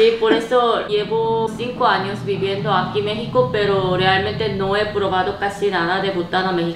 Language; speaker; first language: Spanish; non-native, learner; Korean